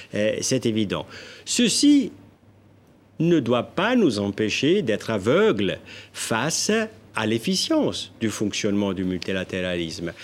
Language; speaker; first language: French; non-native, local second language; Italian